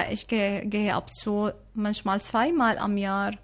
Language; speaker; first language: German; non-native, learner; Arabic